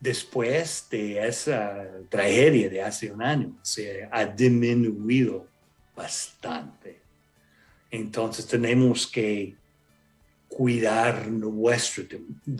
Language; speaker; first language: Spanish; non-native, fluent; English